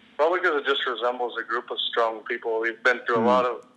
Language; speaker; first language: English; native; English